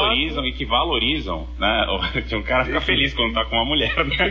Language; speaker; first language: Portuguese; native; Portuguese